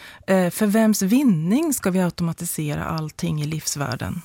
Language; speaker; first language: Swedish; native; Swedish